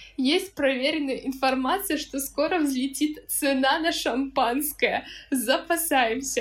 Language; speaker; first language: Russian; native; Russian